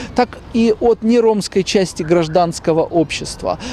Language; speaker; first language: Russian; native; Russian